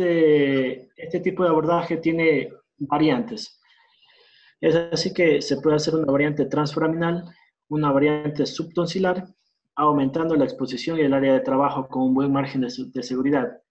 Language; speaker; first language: Spanish; native; Spanish